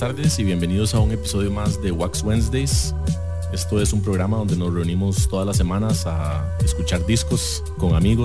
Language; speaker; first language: Spanish; native; Spanish